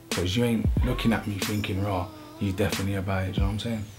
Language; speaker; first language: English; native; English